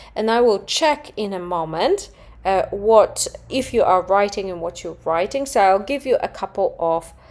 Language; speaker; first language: English; non-native, fluent; Polish